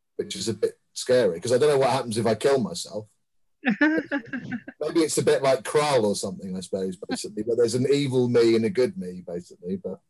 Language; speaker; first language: English; native; English